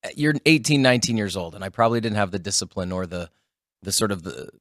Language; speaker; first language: English; native; English